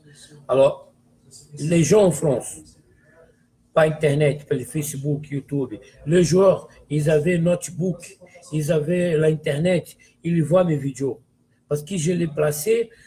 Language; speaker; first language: French; non-native, fluent; Portuguese